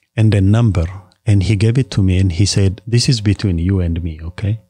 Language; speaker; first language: English; non-native, fluent; Amharic